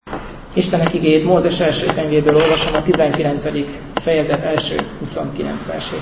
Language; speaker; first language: Hungarian; native; Hungarian